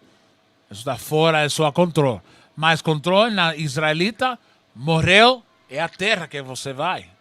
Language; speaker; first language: Portuguese; non-native, learner; Spanish